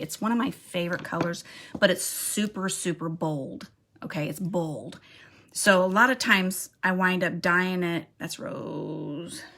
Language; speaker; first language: English; native; English